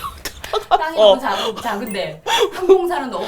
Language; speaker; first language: Korean; native; Korean